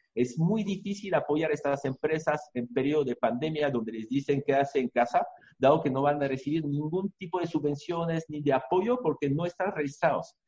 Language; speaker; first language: Spanish; non-native, fluent; French